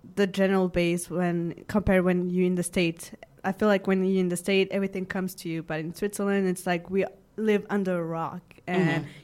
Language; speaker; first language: English; non-native, fluent; French